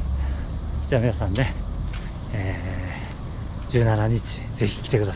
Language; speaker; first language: Japanese; native; Japanese